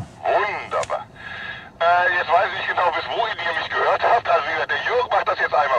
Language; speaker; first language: German; native; German